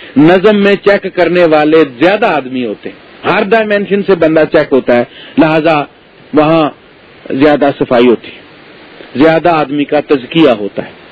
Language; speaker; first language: Urdu; native; Urdu